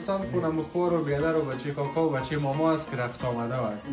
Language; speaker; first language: Persian; native; Persian